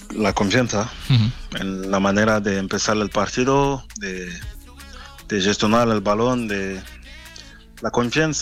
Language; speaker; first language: Spanish; non-native, fluent; French